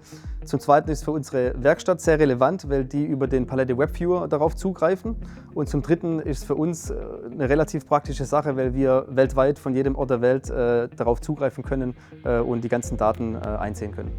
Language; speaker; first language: German; native; German